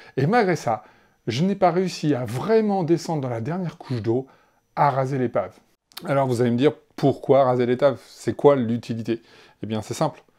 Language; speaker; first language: French; native; French